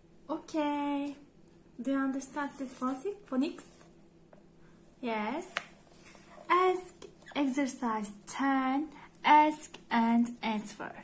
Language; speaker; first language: English; non-native, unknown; Turkish